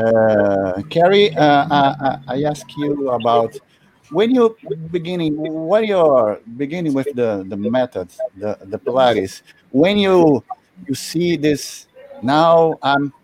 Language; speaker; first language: English; non-native, learner; Portuguese